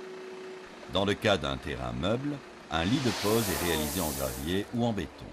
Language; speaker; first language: French; native; French